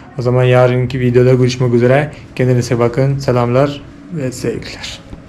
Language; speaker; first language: Turkish; non-native, fluent; Malayalam